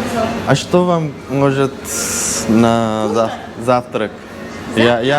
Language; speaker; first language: Russian; non-native, learner; Urdu